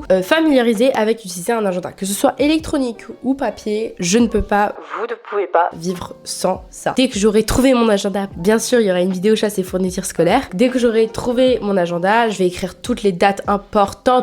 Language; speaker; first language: French; native; French